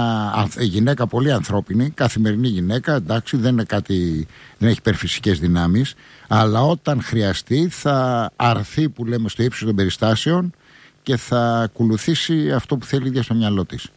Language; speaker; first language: Greek; native; Greek